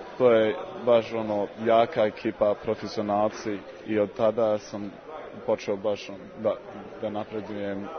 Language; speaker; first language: Serbian; early bilingual, heritage; English